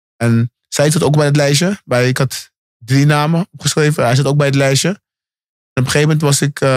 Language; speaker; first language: Dutch; native; Dutch